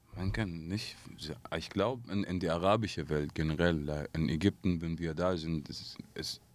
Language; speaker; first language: German; non-native, learner; Arabic